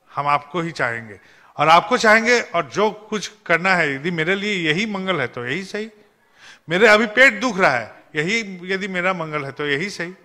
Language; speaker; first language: Hindi; non-native, local second language; Bangla